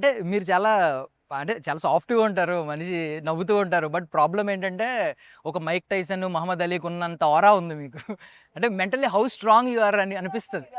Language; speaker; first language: Telugu; native; Telugu